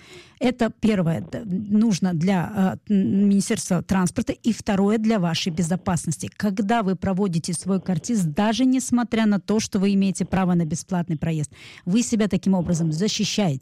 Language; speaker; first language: Russian; native; Russian